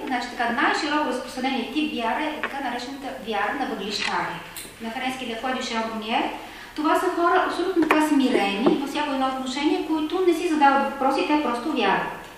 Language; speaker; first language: Bulgarian; native; Bulgarian